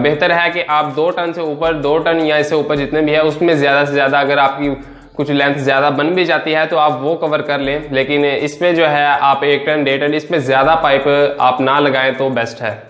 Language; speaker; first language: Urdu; non-native, local second language; Punjabi